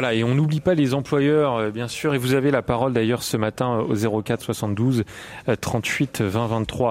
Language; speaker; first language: French; native; French